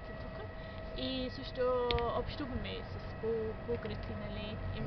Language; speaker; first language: Bulgarian; non-native, learner; English